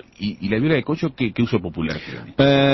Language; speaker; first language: Spanish; native; Spanish